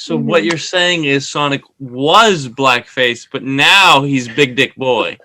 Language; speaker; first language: English; native; English